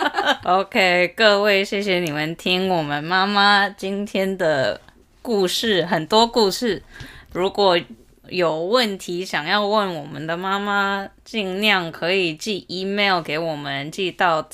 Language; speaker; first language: Chinese; early bilingual, heritage; Chinese